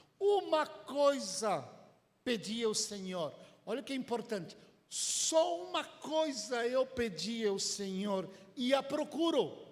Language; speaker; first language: Portuguese; non-native, fluent; Spanish